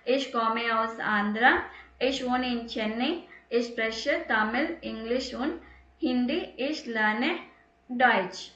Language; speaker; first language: German; non-native, fluent; Tamil